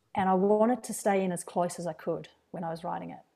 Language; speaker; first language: English; native; English